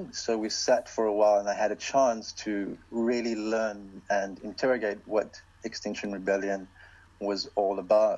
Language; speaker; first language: English; non-native, local second language; Xhosa